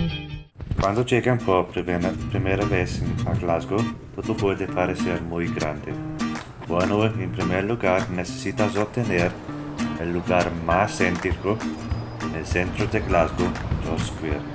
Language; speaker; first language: Spanish; non-native, fluent; English